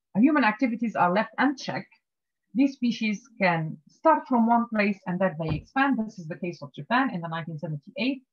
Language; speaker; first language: English; non-native, fluent; Arabic